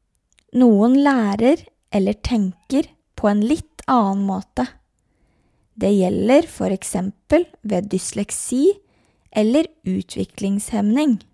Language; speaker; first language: Swedish; non-native, learner; Norwegian